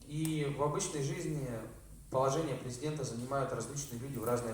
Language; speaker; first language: Russian; native; Russian